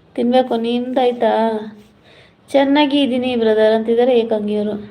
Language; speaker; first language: Kannada; non-native, local second language; Malayalam